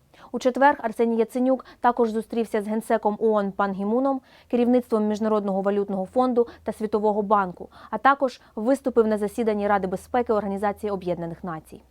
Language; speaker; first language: Ukrainian; native; Ukrainian